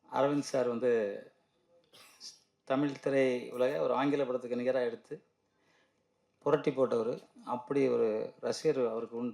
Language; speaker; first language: Tamil; native; Tamil